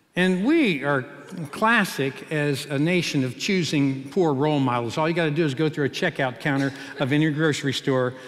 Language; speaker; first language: English; native; English